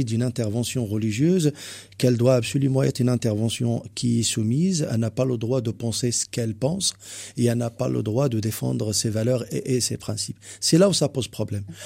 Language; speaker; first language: French; non-native, local second language; Arabic